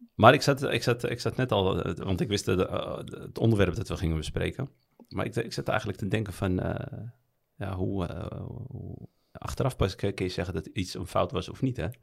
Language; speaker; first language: Dutch; early bilingual, other home language; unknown